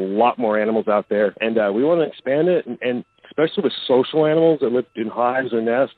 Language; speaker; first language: English; native; English